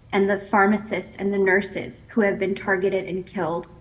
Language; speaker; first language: English; native; English